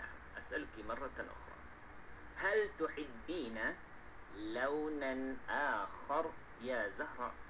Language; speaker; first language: Arabic; non-native, fluent; Malay